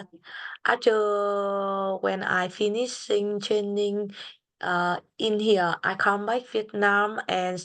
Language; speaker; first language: English; non-native, learner; Vietnamese